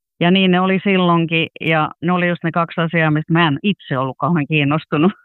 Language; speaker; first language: Finnish; native; Finnish